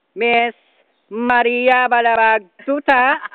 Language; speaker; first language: English; non-native, local second language; Filipino